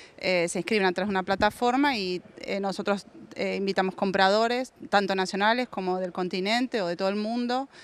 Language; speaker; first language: Spanish; native; Spanish